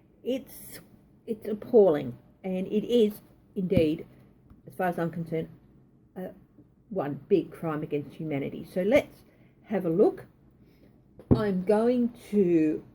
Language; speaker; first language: English; native; English